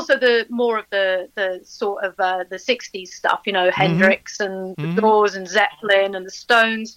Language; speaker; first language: English; native; English